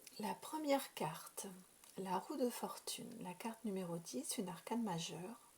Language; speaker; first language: French; native; French